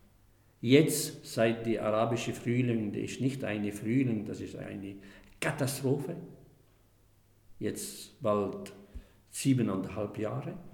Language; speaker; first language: German; non-native, fluent; Arabic